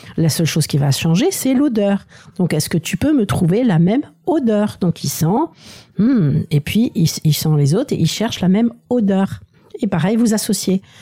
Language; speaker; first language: French; native; French